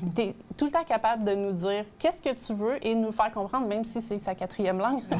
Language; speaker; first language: French; native; French